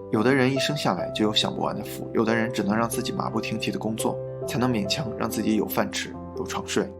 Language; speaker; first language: Chinese; native; Chinese